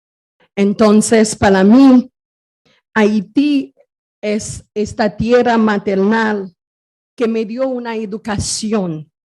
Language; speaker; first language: Spanish; non-native, fluent; Haitian Creole